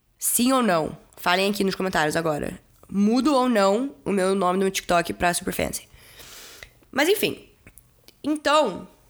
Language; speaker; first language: Portuguese; early bilingual, heritage; Portuguese